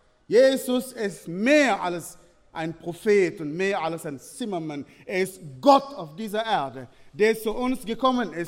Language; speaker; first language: German; non-native, fluent; Arabic